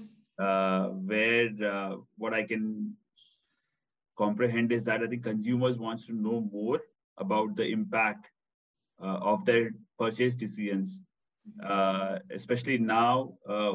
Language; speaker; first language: English; non-native, local second language; Hindi